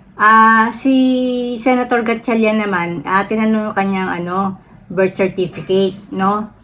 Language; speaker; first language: Filipino; native; Filipino